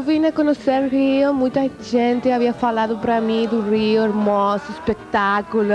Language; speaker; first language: Portuguese; non-native, learner; Spanish